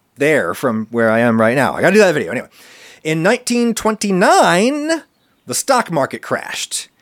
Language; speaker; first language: English; native; English